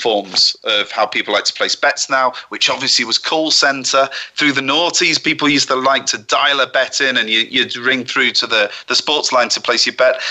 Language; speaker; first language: English; native; English